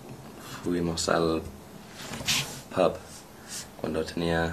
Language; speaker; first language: Spanish; non-native, fluent; English